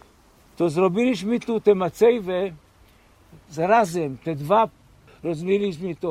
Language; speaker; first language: Polish; early bilingual, heritage; Polish